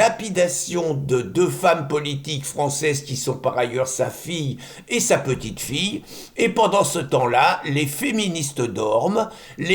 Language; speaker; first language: French; native; French